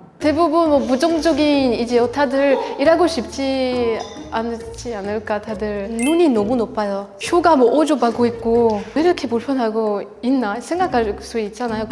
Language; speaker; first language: Korean; non-native, learner; French